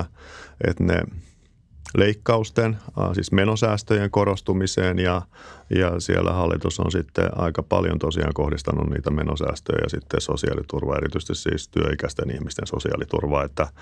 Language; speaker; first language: Finnish; native; Finnish